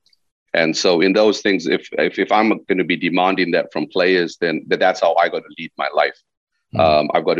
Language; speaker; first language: English; native; English